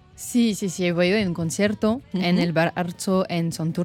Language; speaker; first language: Spanish; non-native, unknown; French